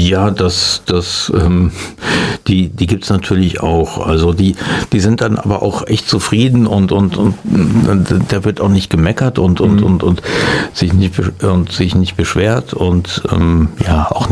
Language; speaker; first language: German; native; German